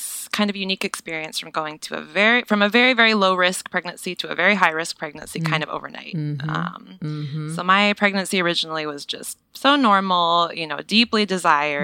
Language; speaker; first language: English; native; English